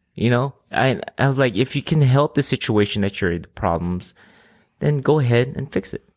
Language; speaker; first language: English; early bilingual, other home language; Filipino